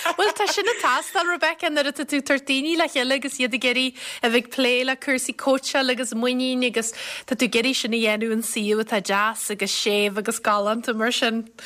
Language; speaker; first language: Irish; native; Irish